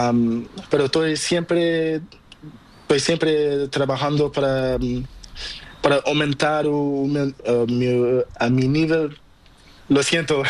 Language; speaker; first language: Spanish; non-native, learner; Portuguese